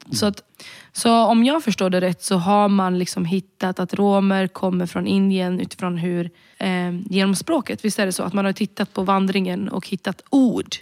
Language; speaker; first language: Swedish; early bilingual, other home language; Romany